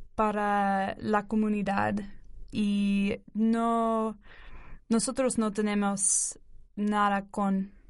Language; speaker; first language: Spanish; non-native, learner; English